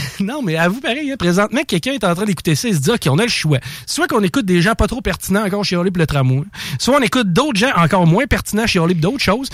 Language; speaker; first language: French; non-native, local second language; English